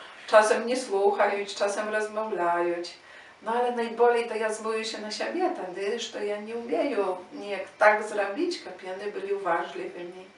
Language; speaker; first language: Polish; non-native, learner; Ukrainian